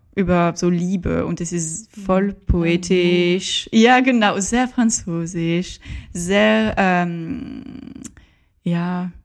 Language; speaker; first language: German; non-native, learner; French